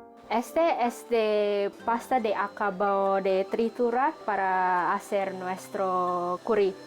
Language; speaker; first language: Spanish; non-native, learner; Indonesian